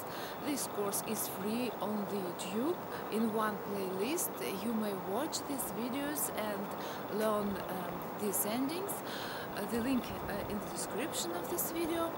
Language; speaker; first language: English; non-native, fluent; Russian